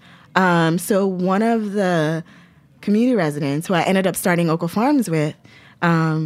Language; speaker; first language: English; non-native, local second language; Yoruba